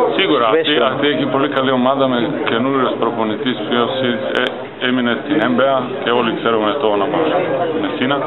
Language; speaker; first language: Greek; non-native, learner; Macedonian